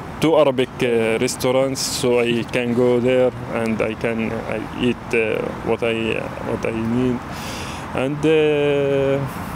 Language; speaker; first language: English; non-native, learner; Arabic